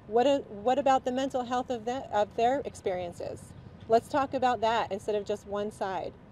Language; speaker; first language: English; native; English